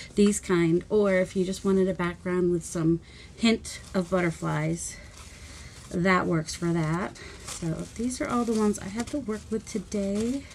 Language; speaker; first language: English; native; English